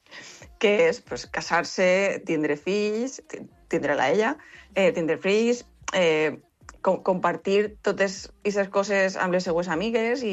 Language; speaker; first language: Catalan; non-native, local second language; Spanish